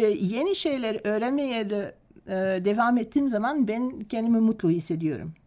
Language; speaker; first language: Turkish; non-native, fluent; Dutch